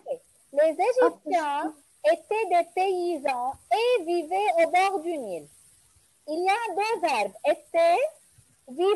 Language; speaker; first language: French; non-native, local second language; Arabic